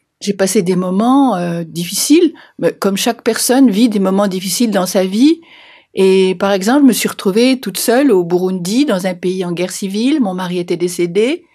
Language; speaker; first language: French; native; French